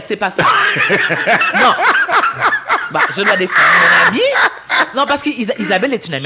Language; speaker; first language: French; native; French